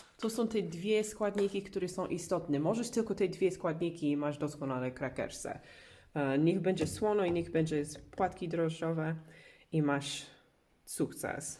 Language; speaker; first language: Polish; non-native, learner; English